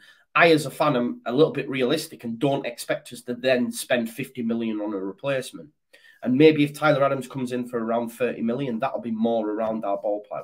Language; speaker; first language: English; native; English